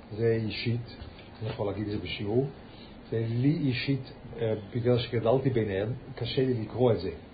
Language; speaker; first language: Hebrew; early bilingual, heritage; Yiddish